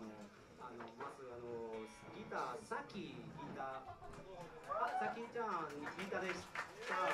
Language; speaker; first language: Japanese; non-native, fluent; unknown